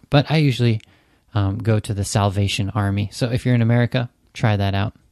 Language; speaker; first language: English; native; English